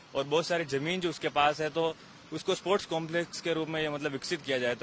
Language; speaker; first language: Hindi; native; Hindi